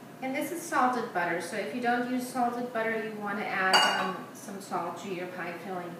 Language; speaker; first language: English; non-native, fluent; German